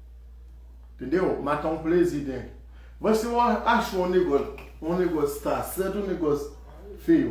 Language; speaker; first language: Portuguese; non-native, learner; Haitian Creole